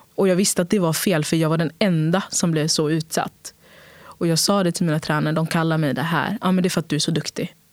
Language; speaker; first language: Swedish; early bilingual, other home language; Portuguese